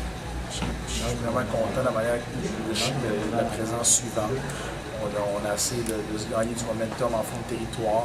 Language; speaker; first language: French; native; French